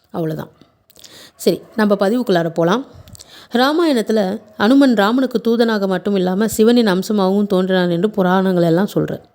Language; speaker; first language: Tamil; non-native, local second language; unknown